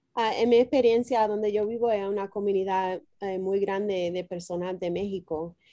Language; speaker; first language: Spanish; early bilingual, heritage; Spanish